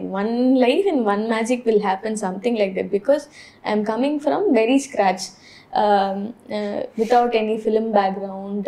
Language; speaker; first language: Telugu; non-native, learner; Tamil